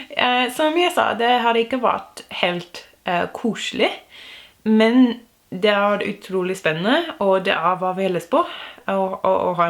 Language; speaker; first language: Norwegian; non-native, learner; English